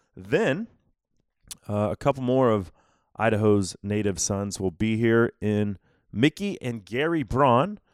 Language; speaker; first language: English; native; English